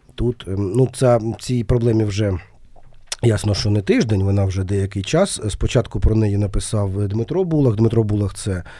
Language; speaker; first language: Ukrainian; non-native, local second language; Russian